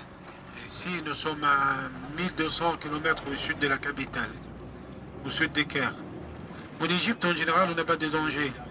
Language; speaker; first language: French; non-native, fluent; Arabic